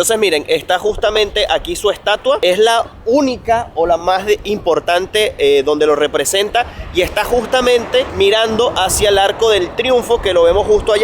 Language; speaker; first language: Spanish; native; Spanish